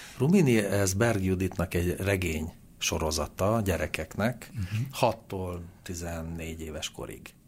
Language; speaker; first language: Hungarian; native; Hungarian